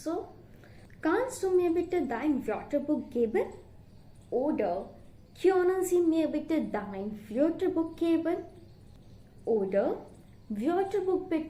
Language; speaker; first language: German; non-native, fluent; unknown